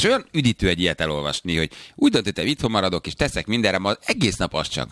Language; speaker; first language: Hungarian; native; Hungarian